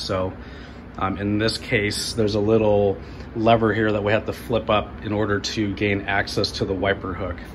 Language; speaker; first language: English; native; English